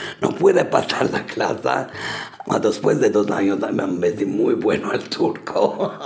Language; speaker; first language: Spanish; early bilingual, heritage; Spanish